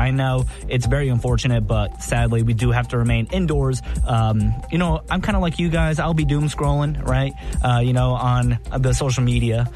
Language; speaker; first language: English; native; English